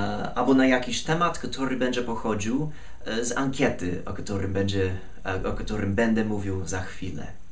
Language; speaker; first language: Polish; non-native, fluent; English